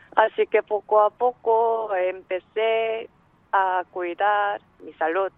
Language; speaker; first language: Spanish; non-native, fluent; Korean